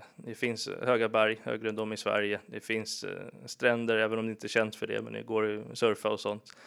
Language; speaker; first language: Swedish; early bilingual, other home language; English